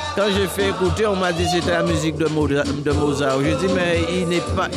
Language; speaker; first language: French; native; French